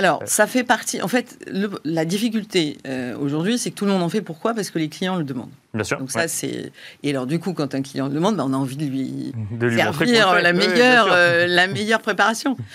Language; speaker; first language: French; native; French